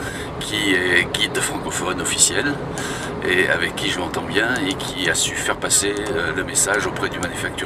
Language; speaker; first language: French; native; French